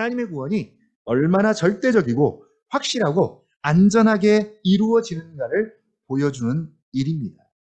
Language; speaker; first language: Korean; native; Korean